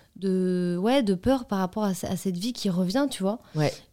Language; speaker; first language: French; native; French